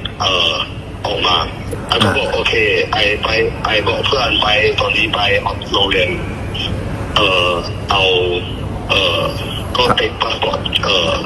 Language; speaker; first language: Thai; non-native, learner; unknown